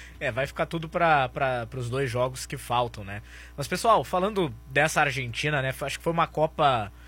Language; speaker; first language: Portuguese; native; Portuguese